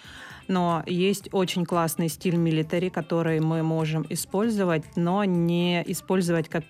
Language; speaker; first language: Russian; native; Russian